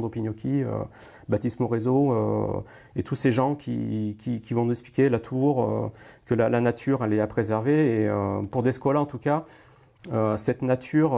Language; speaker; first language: French; native; French